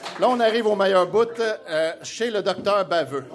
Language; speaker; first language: French; native; French